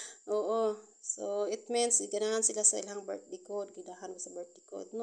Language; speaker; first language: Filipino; non-native, local second language; Cebuano